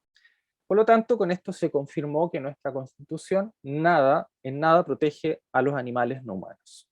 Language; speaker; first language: Spanish; native; Spanish